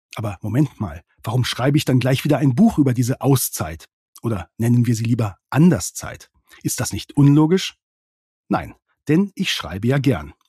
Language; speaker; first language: German; native; German